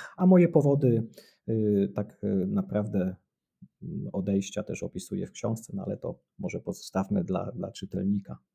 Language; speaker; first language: Polish; native; Polish